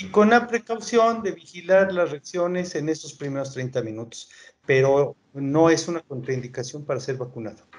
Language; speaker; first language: Spanish; native; Spanish